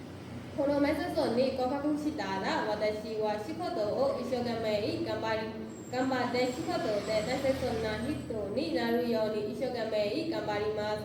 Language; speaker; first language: Japanese; non-native, learner; Burmese